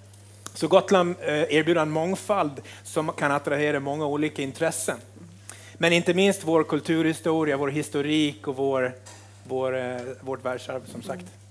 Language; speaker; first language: Swedish; native; Swedish